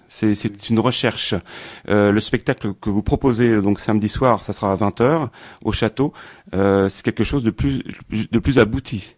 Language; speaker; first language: French; native; French